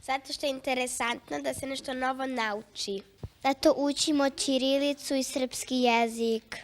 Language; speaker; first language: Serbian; early bilingual, heritage; Serbian